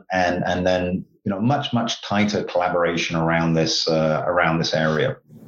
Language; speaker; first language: English; native; English